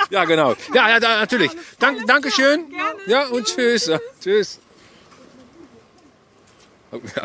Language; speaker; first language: German; non-native, learner; Western Frisian